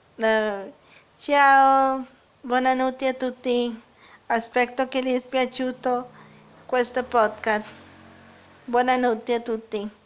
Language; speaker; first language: Italian; non-native, learner; Spanish